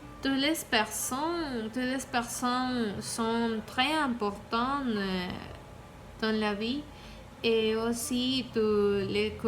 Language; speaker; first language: French; non-native, learner; Spanish